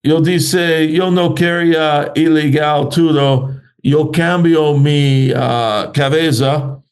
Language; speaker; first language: Spanish; non-native, learner; English